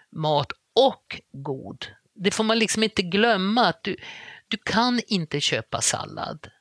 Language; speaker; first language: Swedish; native; Swedish